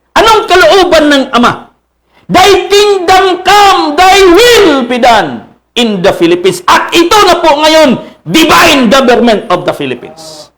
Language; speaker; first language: Filipino; non-native, local second language; Cebuano